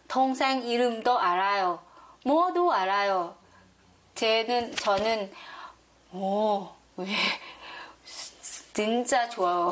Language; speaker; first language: Korean; non-native, learner; Thai